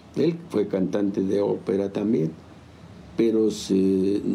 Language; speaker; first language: Spanish; native; Spanish